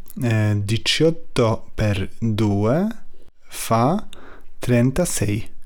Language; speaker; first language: Italian; non-native, learner; Polish